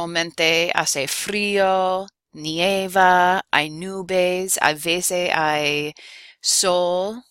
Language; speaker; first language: Spanish; non-native, fluent; English